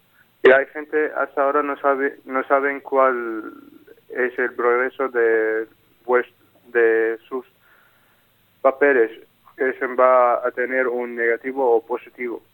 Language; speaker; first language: Spanish; non-native, learner; Arabic